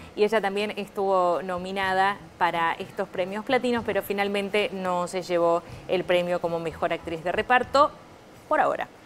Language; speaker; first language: Spanish; native; Spanish